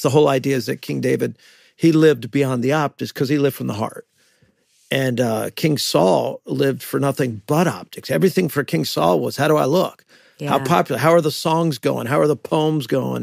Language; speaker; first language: English; native; English